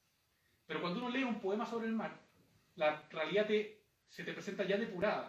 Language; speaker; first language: Spanish; native; Spanish